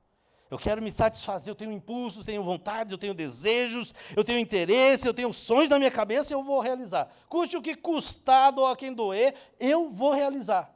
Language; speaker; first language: Portuguese; native; Portuguese